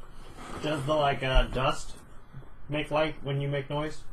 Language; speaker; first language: English; native; English